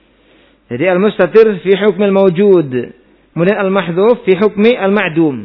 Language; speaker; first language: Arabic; non-native, fluent; Indonesian